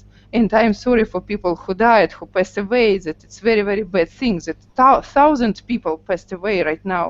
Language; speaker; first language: English; non-native, learner; Russian